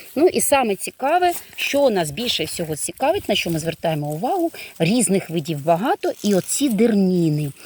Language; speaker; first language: Ukrainian; native; Ukrainian